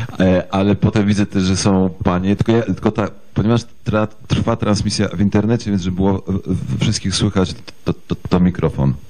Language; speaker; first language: Polish; native; Polish